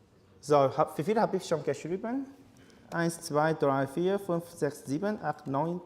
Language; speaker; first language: German; non-native, learner; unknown